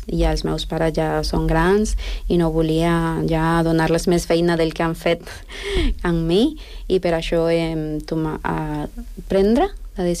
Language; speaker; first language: Catalan; non-native, fluent; Spanish